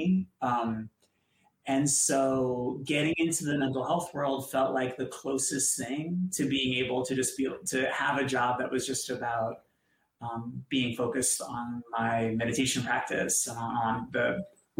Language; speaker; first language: English; native; English